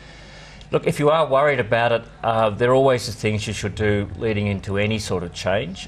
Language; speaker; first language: English; native; English